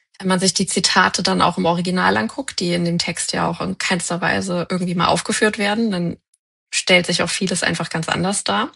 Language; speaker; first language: German; native; German